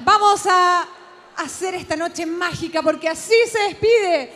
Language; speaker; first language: Spanish; native; Spanish